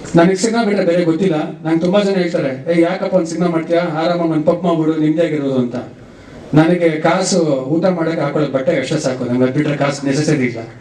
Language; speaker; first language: Kannada; native; Kannada